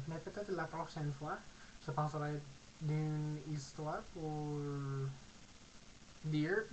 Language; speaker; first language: French; non-native, learner; English